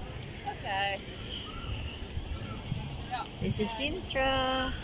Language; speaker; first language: English; non-native, fluent; Filipino